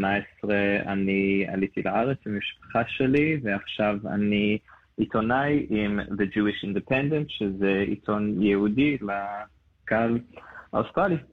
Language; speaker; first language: Hebrew; non-native, fluent; English